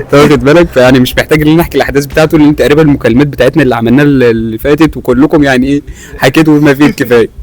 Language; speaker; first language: Arabic; native; Arabic